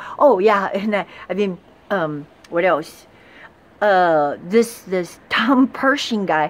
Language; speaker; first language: English; non-native, fluent; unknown